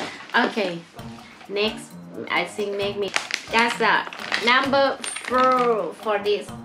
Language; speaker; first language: English; non-native, learner; Thai